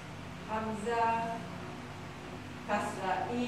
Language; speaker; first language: Arabic; non-native, learner; Malay